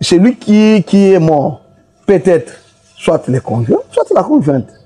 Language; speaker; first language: French; non-native, local second language; Swahili